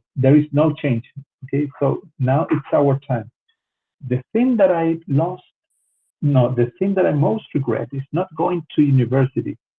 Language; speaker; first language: English; non-native, fluent; Spanish